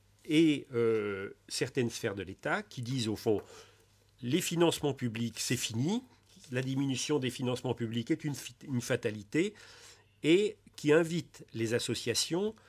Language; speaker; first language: French; native; French